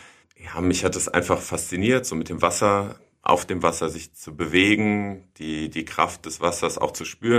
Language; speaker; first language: German; native; German